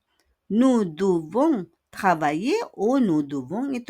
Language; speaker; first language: French; non-native, fluent; Filipino